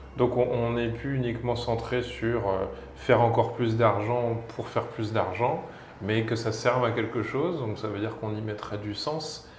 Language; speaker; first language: French; native; French